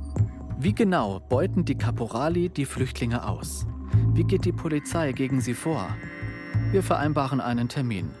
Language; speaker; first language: German; native; German